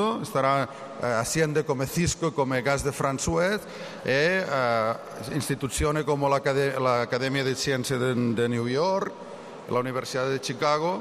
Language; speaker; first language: Italian; non-native, learner; Catalan